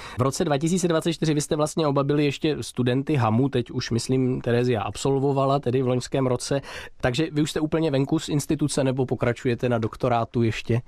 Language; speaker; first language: Czech; native; Czech